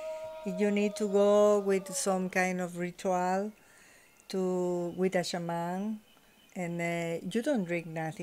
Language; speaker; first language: English; non-native, learner; Spanish